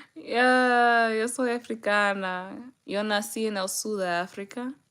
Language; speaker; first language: Spanish; non-native, learner; English